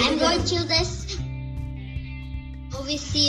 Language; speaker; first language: English; non-native, learner; Portuguese